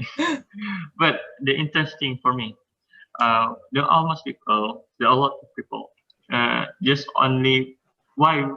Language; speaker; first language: English; non-native, learner; Indonesian